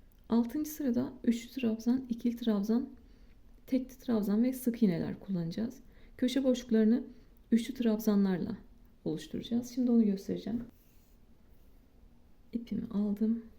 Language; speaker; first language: Turkish; native; Turkish